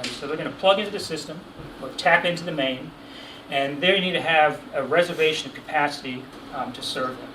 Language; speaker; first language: English; native; English